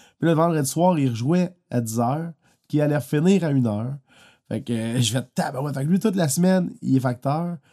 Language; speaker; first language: French; native; French